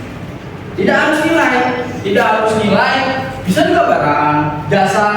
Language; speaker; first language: Indonesian; native; Indonesian